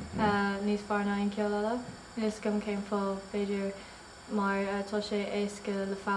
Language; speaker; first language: Irish; non-native, local second language; English